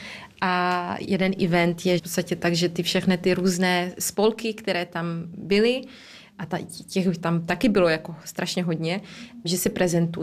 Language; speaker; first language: Czech; early bilingual, heritage; Czech